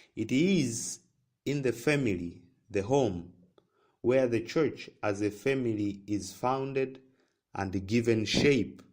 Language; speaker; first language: English; non-native, local second language; Swahili